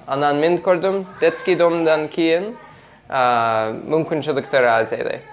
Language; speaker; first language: Kyrgyz; non-native, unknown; English